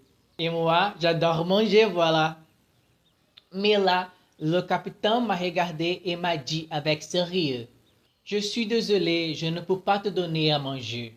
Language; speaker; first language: French; non-native, fluent; Portuguese